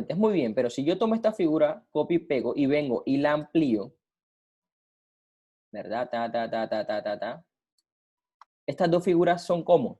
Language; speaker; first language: Spanish; native; Spanish